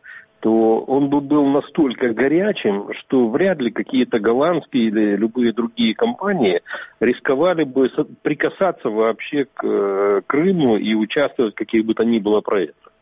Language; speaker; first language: Russian; native; Russian